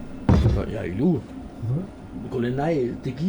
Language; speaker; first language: Japanese; non-native, learner; German